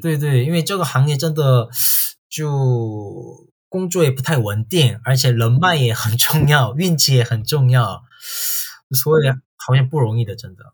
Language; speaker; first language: Chinese; non-native, fluent; Korean